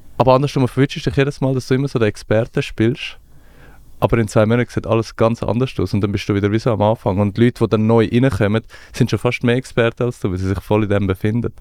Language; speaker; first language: German; early bilingual, other home language; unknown